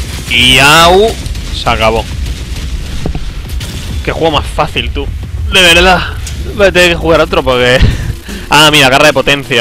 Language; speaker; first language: Spanish; native; Spanish